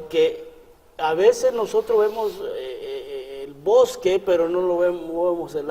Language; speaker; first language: Spanish; native; Spanish